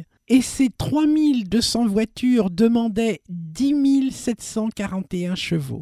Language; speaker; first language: French; native; French